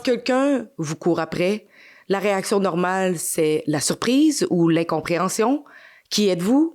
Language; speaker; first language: French; native; French